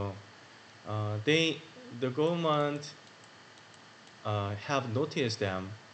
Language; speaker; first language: English; non-native, learner; Korean